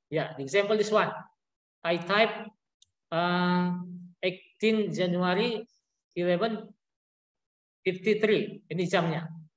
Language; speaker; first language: English; non-native, learner; Indonesian